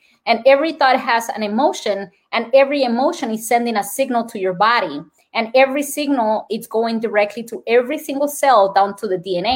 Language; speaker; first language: English; non-native, fluent; Spanish